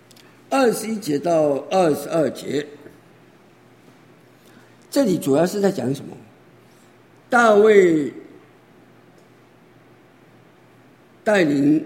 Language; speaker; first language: Chinese; native; Chinese